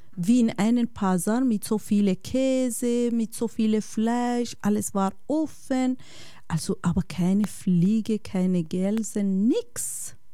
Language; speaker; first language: German; non-native, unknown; Bosnian